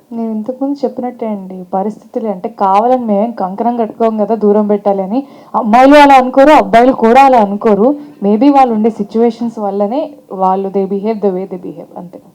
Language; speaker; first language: Telugu; native; Telugu